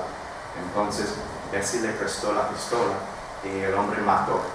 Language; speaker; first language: Spanish; non-native, fluent; English